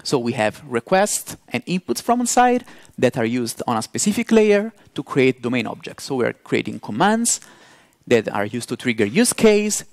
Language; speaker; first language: English; non-native, fluent; Italian